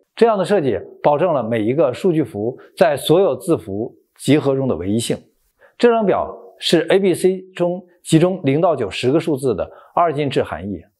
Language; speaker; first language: Chinese; native; Chinese